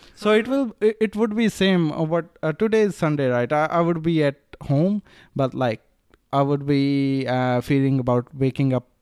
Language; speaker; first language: English; non-native, local second language; Punjabi